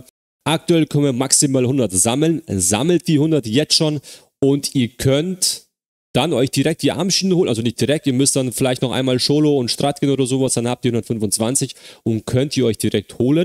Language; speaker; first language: German; native; German